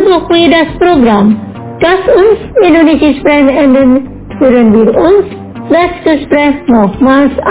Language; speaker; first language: German; non-native, fluent; Indonesian